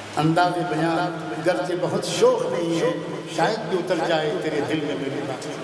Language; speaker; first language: Urdu; native; Urdu